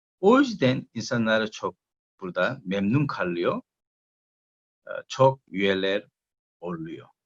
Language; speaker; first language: Turkish; non-native, learner; Korean